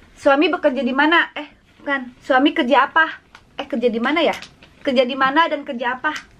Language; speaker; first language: Indonesian; native; Indonesian